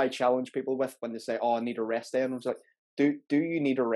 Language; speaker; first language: English; native; English